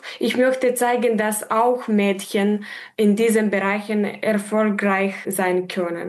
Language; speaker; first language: German; non-native, fluent; Romanian